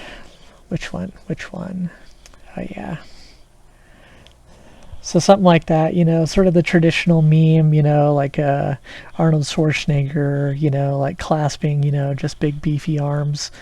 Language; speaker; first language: English; native; English